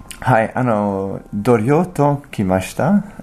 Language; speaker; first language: Japanese; non-native, learner; English